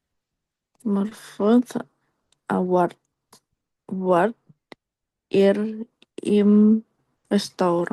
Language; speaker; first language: German; non-native, learner; Indonesian